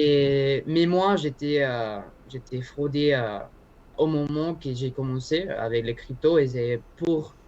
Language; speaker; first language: French; non-native, learner; Spanish